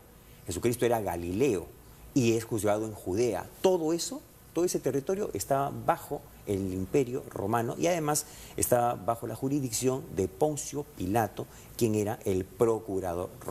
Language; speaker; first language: Spanish; native; Spanish